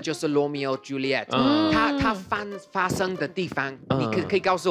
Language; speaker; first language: Chinese; non-native, fluent; English